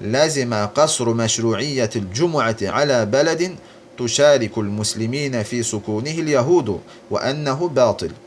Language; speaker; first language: Arabic; non-native, fluent; Azerbaijani